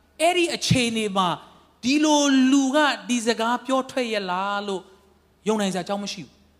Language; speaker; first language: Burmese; non-native, local second language; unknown